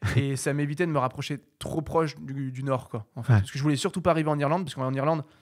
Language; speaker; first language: French; native; French